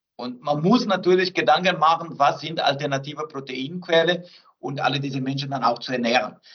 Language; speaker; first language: German; non-native, fluent; Portuguese